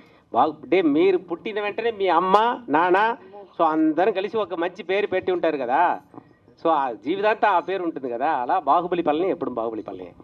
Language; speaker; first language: Telugu; native; Telugu